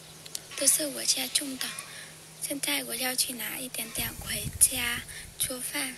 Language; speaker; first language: Chinese; non-native, learner; Vietnamese